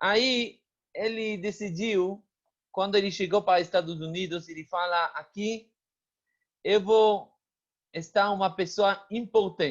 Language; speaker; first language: Portuguese; non-native, fluent; Hebrew